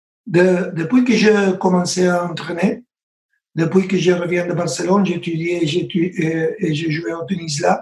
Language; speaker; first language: French; non-native, learner; Spanish